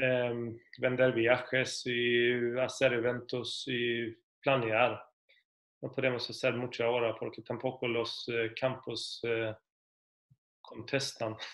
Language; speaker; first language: Spanish; non-native, fluent; Swedish